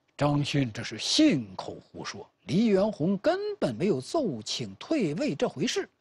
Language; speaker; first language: Chinese; native; Chinese